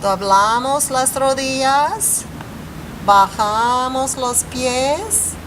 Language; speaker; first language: Spanish; non-native, fluent; English